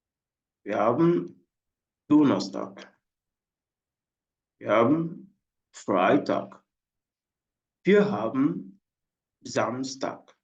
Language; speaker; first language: German; non-native, fluent; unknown